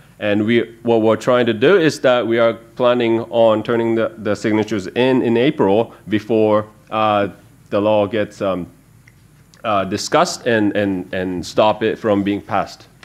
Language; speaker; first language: English; non-native, fluent; Japanese